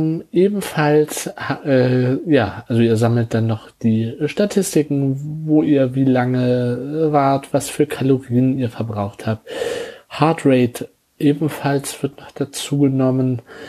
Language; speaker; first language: German; native; German